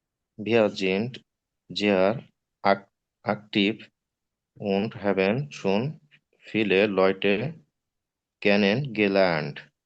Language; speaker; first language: German; non-native, learner; Bangla